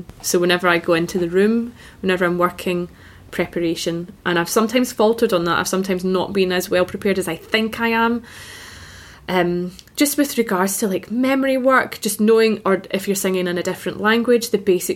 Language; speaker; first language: English; native; English